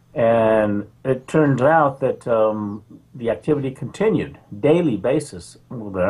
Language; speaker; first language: English; native; English